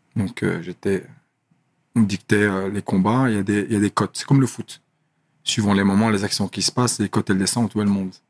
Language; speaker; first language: French; native; French